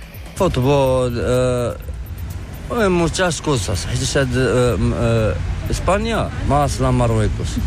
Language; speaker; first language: Spanish; non-native, learner; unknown